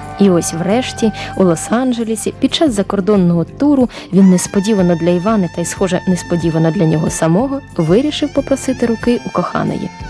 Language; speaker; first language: Ukrainian; native; Ukrainian